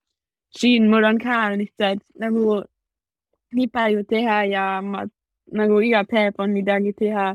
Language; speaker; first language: Estonian; non-native, learner; German